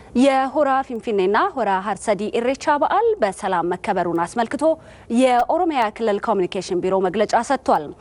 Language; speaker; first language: Amharic; native; Amharic